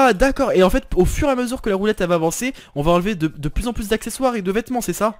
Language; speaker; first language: French; native; French